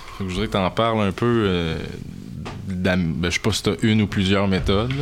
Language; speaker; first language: French; native; French